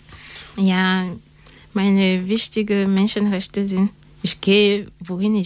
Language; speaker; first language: German; non-native, learner; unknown